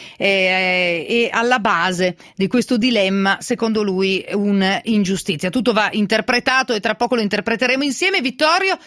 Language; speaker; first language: Italian; native; Italian